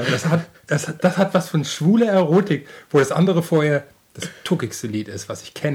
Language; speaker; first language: German; native; German